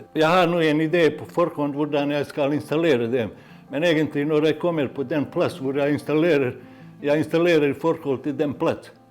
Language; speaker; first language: Norwegian; non-native, fluent; Bosnian